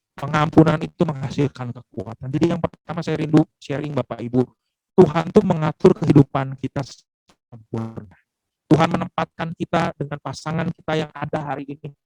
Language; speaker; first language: Indonesian; native; Indonesian